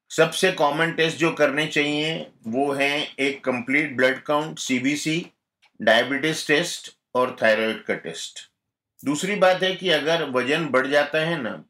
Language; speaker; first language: Hindi; non-native, local second language; Gujarati